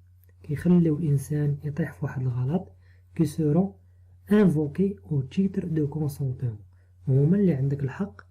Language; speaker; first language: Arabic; native; Arabic